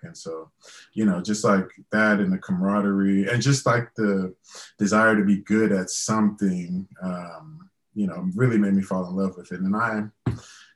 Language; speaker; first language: English; native; English